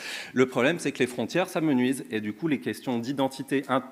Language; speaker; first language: French; native; French